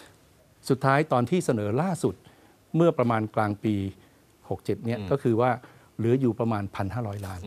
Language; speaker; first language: Thai; native; Thai